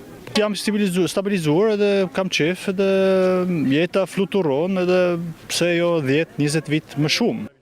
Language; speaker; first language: Albanian; non-native, learner; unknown